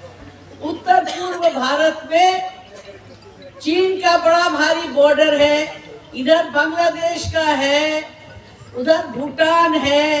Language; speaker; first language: Hindi; non-native, local second language; Bangla